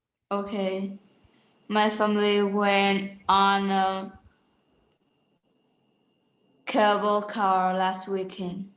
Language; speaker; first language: English; non-native, learner; Vietnamese